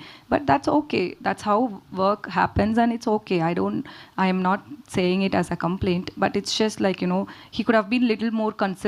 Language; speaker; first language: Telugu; non-native, learner; Tamil